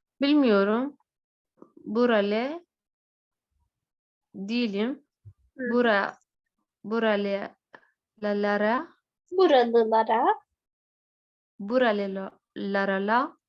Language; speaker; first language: Turkish; non-native, learner; Arabic